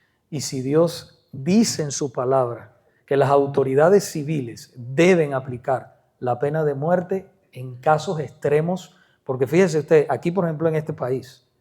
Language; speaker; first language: Spanish; native; Spanish